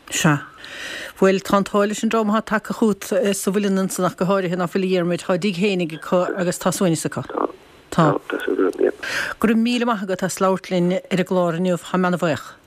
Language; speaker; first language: Irish; native; Irish